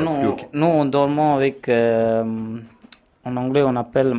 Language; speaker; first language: French; non-native, fluent; Tamil